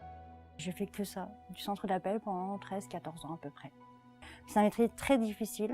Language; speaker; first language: French; native; French